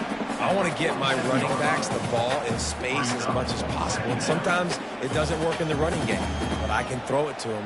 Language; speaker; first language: English; native; English